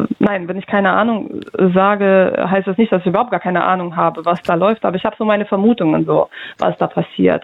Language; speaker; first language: German; early bilingual, other home language; Russian